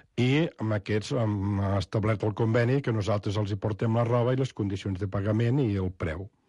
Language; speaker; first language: Catalan; native; Catalan